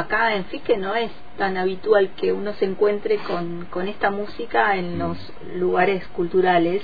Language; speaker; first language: Spanish; native; Spanish